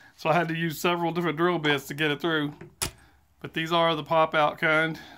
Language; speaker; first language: English; native; English